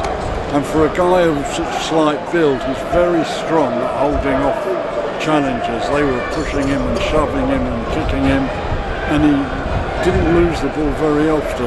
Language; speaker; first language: English; native; English